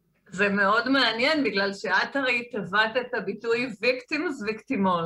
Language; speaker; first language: Hebrew; native; Hebrew